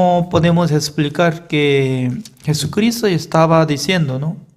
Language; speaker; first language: Spanish; non-native, fluent; Korean